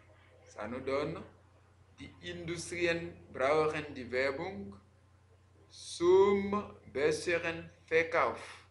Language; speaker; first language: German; non-native, fluent; French